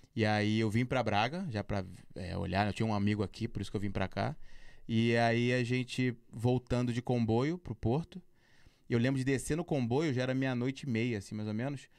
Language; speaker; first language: Portuguese; native; Portuguese